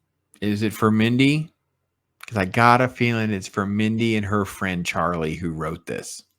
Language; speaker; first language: English; native; English